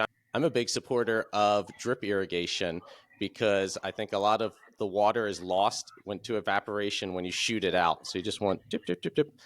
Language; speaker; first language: English; native; English